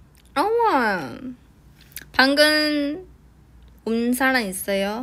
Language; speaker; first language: Korean; non-native, fluent; Chinese